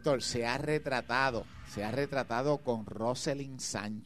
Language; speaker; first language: Spanish; native; Spanish